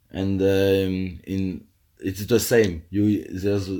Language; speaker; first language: English; non-native, fluent; French